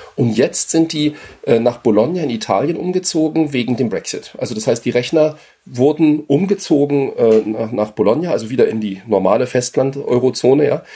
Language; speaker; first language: German; native; German